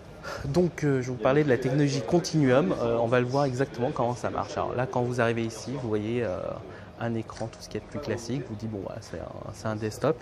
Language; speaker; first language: French; native; French